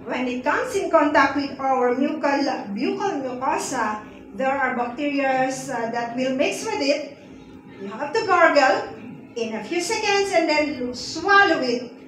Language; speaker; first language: English; non-native, local second language; Filipino